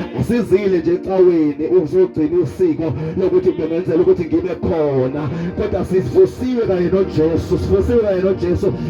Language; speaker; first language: Zulu; non-native, local second language; Xhosa